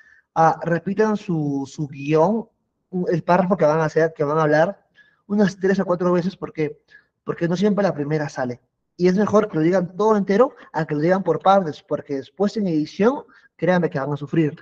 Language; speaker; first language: Spanish; native; Spanish